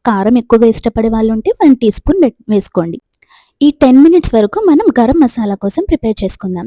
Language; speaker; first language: Telugu; non-native, local second language; Urdu